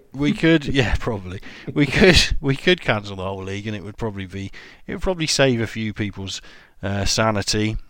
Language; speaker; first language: English; native; English